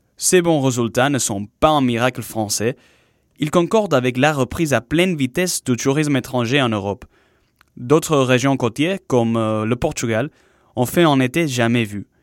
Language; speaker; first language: French; non-native, fluent; Spanish